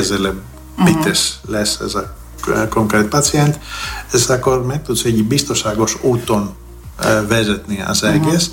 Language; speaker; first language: Hungarian; non-native, fluent; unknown